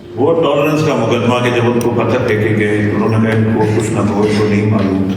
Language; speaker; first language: Urdu; non-native, local second language; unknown